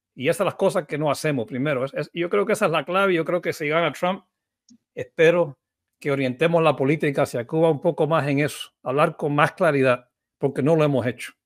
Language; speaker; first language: Spanish; early bilingual, heritage; Spanish